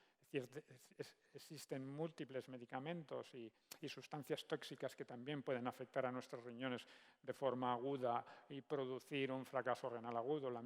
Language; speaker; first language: Spanish; native; Spanish